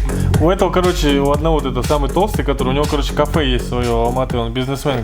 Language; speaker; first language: Russian; native; Russian